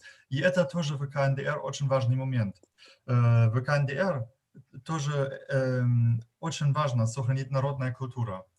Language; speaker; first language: Russian; non-native, fluent; German